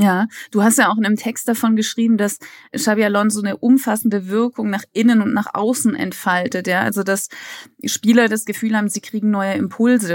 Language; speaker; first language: German; native; German